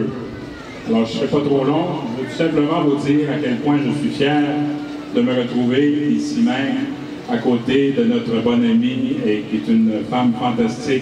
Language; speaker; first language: French; native; French